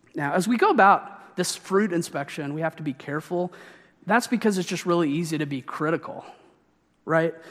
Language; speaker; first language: English; native; English